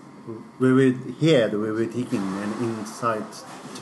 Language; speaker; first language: English; non-native, learner; Chinese